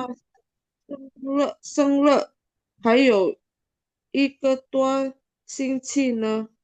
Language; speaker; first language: Chinese; non-native, learner; Indonesian